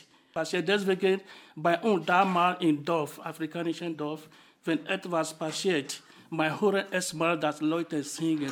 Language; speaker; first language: German; non-native, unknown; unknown